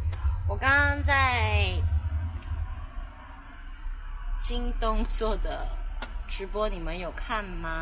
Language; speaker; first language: Chinese; non-native, local second language; Cantonese